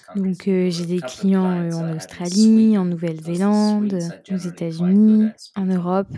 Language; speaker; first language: French; non-native, fluent; Swedish